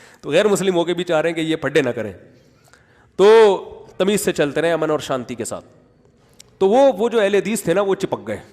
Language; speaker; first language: Urdu; native; Urdu